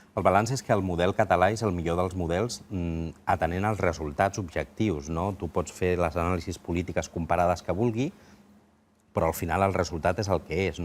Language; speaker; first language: Catalan; non-native, local second language; Spanish